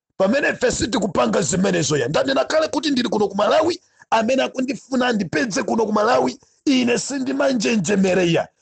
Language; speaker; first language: Nyanja; non-native, local second language; Tumbuka